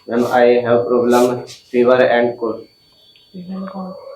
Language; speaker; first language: English; non-native, learner; Hindi